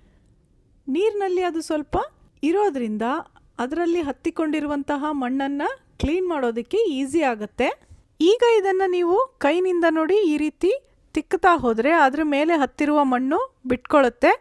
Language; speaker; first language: Kannada; native; Kannada